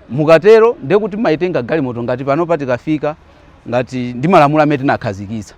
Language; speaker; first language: Nyanja; non-native, local second language; Yao